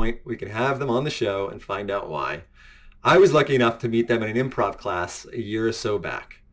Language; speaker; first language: English; native; English